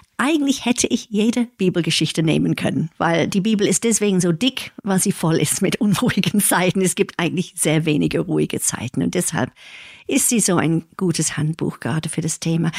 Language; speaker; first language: German; early bilingual, heritage; English